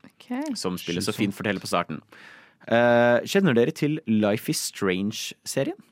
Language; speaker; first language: Norwegian; native; Norwegian